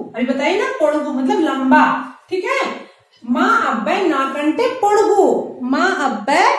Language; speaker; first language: Hindi; non-native, local second language; Telugu